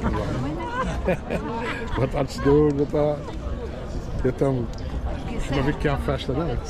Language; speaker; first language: Portuguese; native; Portuguese